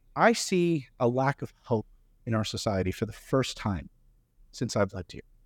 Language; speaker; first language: English; early bilingual, other home language; Hindi